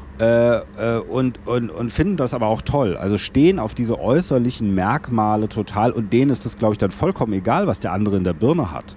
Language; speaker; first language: German; native; German